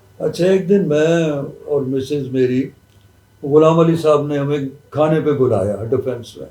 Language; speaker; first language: Urdu; non-native, local second language; Punjabi